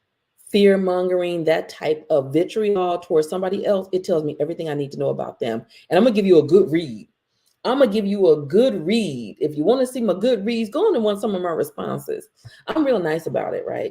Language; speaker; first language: English; native; English